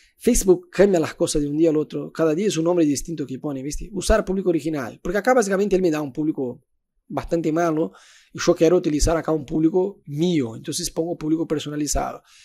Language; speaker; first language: Spanish; non-native, fluent; Portuguese